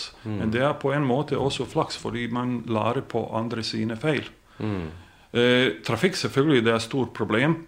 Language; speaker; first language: Norwegian; non-native, fluent; Bosnian